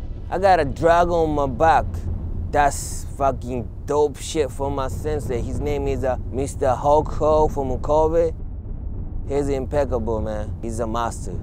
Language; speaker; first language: English; non-native, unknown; Japanese